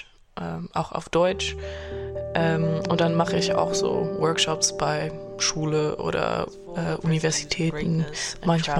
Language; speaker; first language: German; non-native, fluent; French